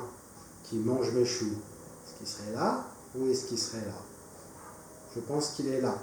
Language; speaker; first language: French; native; French